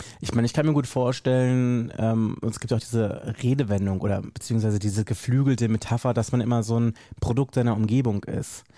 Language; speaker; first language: German; native; German